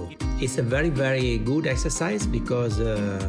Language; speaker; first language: English; non-native, learner; Italian